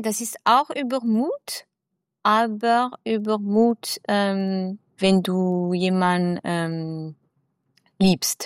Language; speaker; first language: German; non-native, learner; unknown